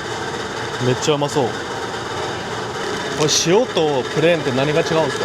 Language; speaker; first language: Japanese; native; Japanese